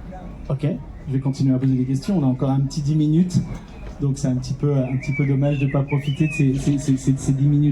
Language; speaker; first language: French; native; French